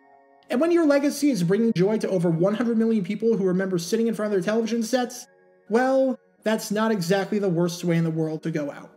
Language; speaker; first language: English; native; English